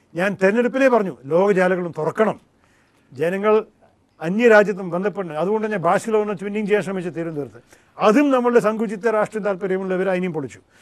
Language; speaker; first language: Malayalam; early bilingual, heritage; Malayalam